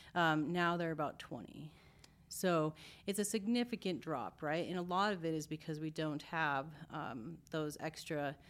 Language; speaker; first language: English; native; English